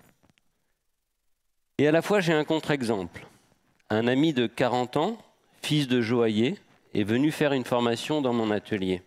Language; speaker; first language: French; native; French